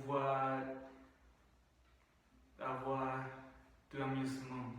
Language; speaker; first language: French; non-native, learner; Spanish